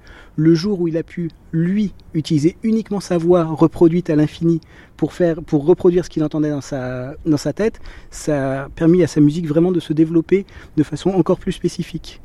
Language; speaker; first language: French; native; French